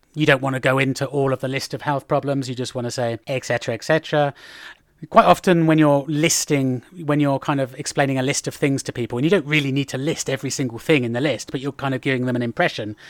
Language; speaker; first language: English; native; English